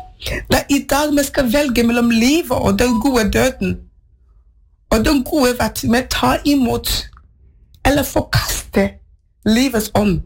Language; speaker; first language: Norwegian; non-native, fluent; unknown